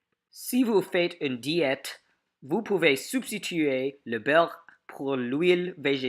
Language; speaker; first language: French; non-native, learner; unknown